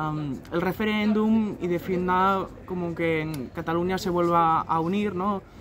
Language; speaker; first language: Spanish; native; Spanish